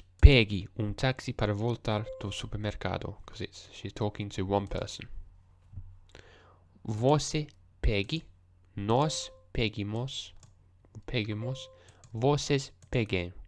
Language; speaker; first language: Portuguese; non-native, learner; English